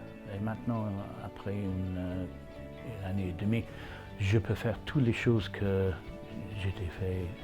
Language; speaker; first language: French; non-native, fluent; English